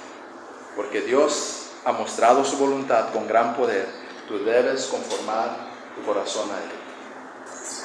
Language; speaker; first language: Spanish; native; Spanish